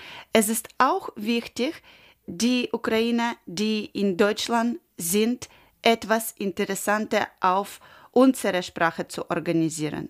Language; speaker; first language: German; non-native, learner; Ukrainian